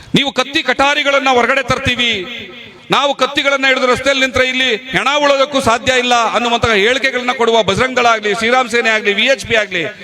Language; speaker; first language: Kannada; non-native, local second language; Tulu